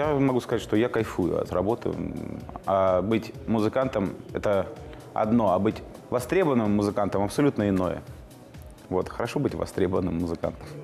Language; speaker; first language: Russian; native; Russian